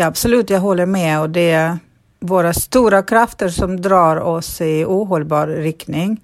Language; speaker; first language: Swedish; non-native, fluent; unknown